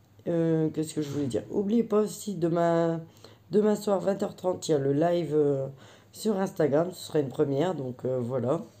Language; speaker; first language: French; native; French